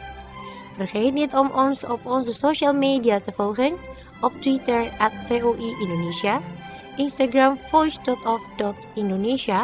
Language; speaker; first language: Dutch; non-native, fluent; Indonesian